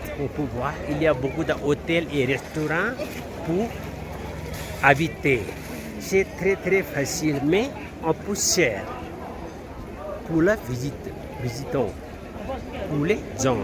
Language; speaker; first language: French; non-native, learner; Nepali